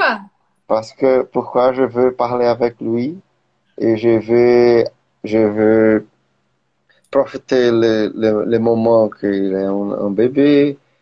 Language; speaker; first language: French; non-native, learner; Portuguese